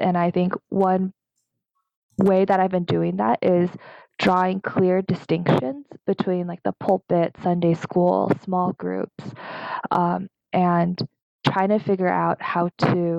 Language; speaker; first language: English; native; English